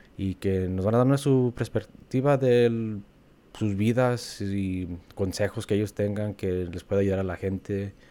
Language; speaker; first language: Spanish; early bilingual, heritage; Spanish